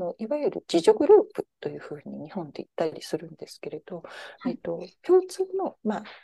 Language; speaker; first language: Japanese; native; Japanese